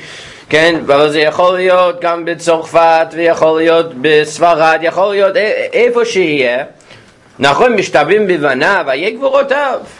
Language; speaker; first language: Hebrew; non-native, fluent; English